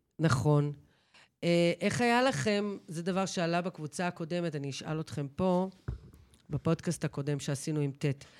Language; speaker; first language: Hebrew; native; Hebrew